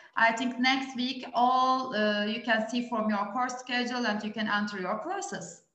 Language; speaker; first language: English; non-native, fluent; Turkish